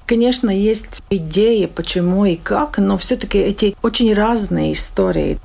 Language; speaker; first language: Russian; non-native, local second language; Latvian